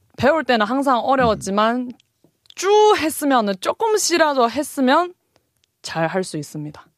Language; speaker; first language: Korean; non-native, fluent; Chinese